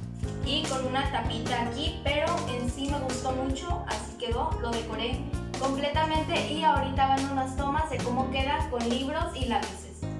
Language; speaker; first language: Spanish; native; Spanish